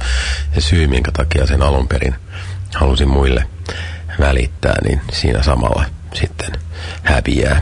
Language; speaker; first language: Finnish; native; Finnish